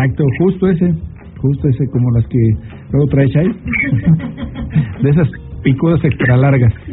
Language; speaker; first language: Spanish; native; Spanish